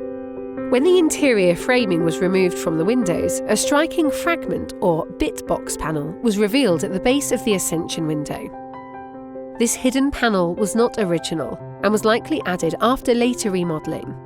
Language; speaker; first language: English; native; English